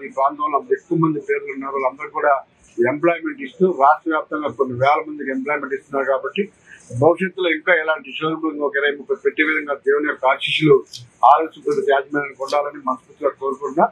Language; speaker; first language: Telugu; native; Telugu